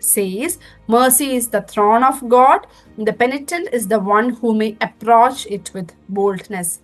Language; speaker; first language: English; non-native, local second language; Malayalam